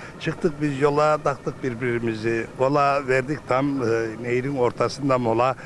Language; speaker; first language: Turkish; native; Turkish